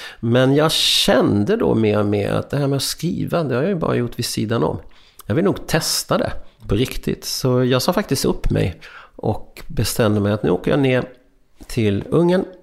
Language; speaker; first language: Swedish; early bilingual, other home language; Hungarian